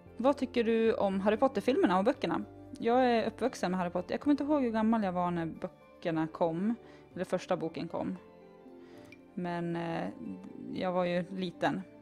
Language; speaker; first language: Swedish; native; Swedish